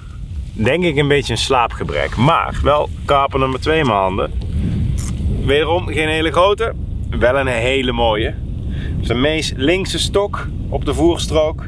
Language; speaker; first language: Dutch; native; Dutch